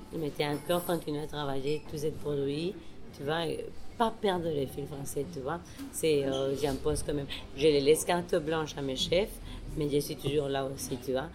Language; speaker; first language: French; non-native, fluent; Spanish